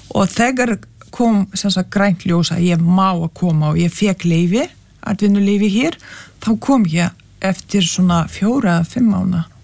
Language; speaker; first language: Icelandic; non-native, fluent; Lithuanian